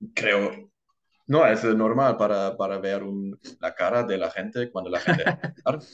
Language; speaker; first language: Spanish; non-native, learner; German